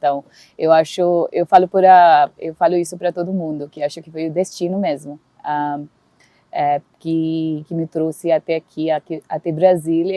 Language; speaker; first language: Portuguese; non-native, fluent; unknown